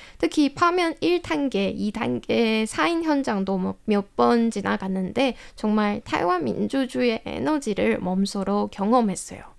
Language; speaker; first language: Korean; non-native, fluent; Chinese